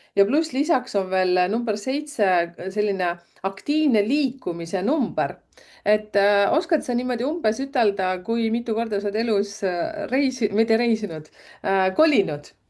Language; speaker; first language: Estonian; native; Estonian